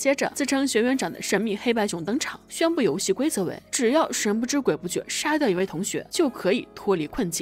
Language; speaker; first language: Chinese; native; Chinese